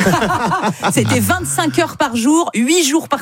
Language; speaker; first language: French; native; French